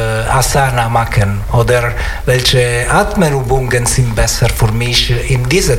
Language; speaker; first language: German; non-native, learner; Italian